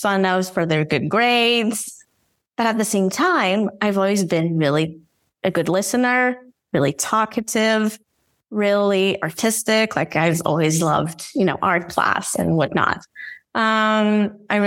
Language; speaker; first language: English; non-native, fluent; Portuguese